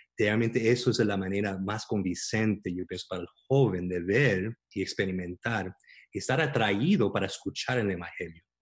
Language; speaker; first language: Spanish; early bilingual, heritage; Spanish